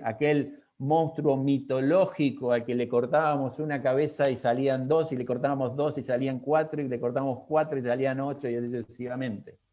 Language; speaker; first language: Spanish; native; Spanish